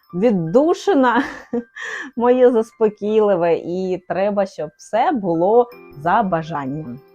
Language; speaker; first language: Ukrainian; non-native, local second language; Russian